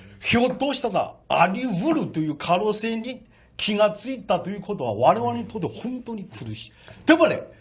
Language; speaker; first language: Japanese; non-native, fluent; Chinese